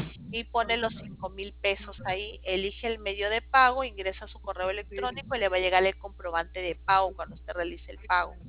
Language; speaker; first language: Spanish; native; Spanish